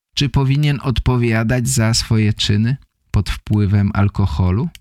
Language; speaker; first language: Polish; native; Polish